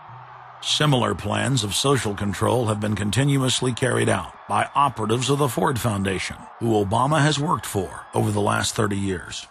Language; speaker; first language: English; native; English